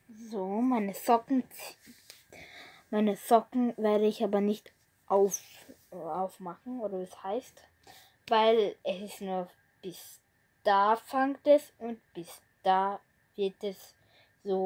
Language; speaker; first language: German; non-native, learner; Bulgarian